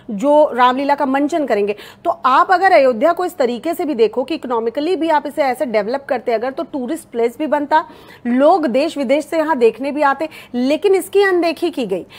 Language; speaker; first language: Hindi; native; Hindi